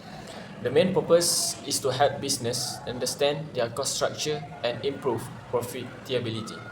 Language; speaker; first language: English; non-native, local second language; Malay